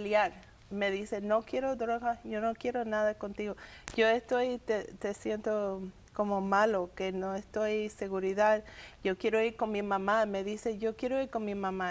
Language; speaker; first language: Spanish; early bilingual, heritage; English